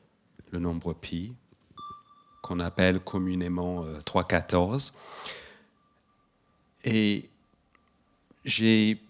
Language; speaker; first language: French; non-native, fluent; English